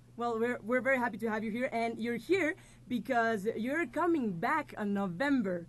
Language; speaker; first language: English; non-native, fluent; Spanish